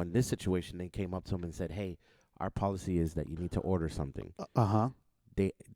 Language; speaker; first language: English; native; English